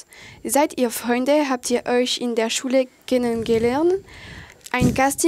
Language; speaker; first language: German; non-native, local second language; French